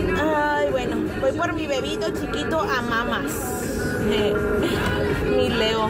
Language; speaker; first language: Spanish; native; Spanish